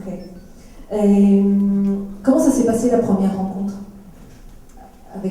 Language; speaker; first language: French; native; French